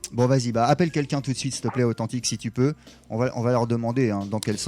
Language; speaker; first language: French; native; French